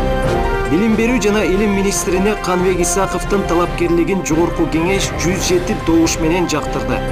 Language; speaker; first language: Kyrgyz; native; Kyrgyz